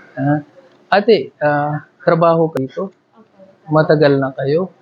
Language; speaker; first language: Filipino; non-native, learner; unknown